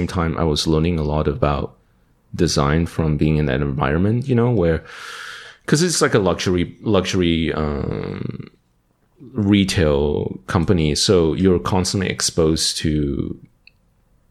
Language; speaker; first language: English; non-native, local second language; Cantonese